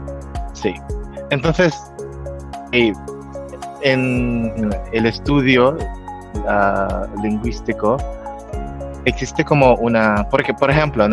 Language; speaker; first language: Spanish; non-native, fluent; Filipino